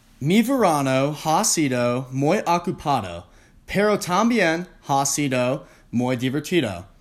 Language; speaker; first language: Spanish; non-native, learner; English